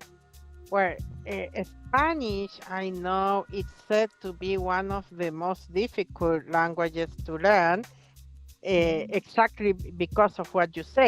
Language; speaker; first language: English; non-native, fluent; Spanish